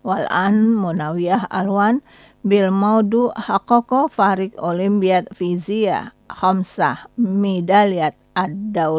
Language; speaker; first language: Arabic; non-native, fluent; Indonesian